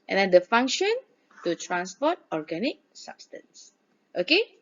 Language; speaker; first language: English; non-native, local second language; Malay